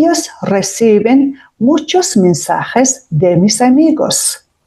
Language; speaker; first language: Spanish; non-native, fluent; Mongolian